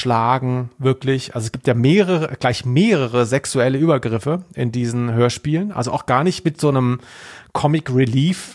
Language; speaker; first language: German; native; German